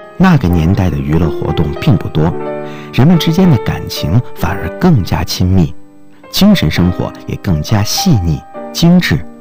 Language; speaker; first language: Chinese; native; Chinese